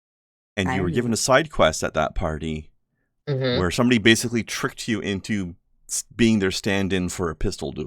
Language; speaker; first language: English; native; English